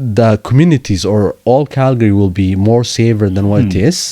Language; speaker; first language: English; non-native, fluent; Somali